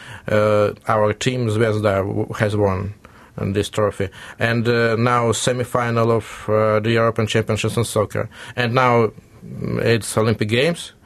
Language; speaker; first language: English; non-native, learner; Russian